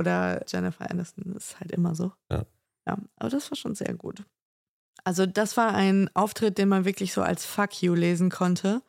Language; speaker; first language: German; native; German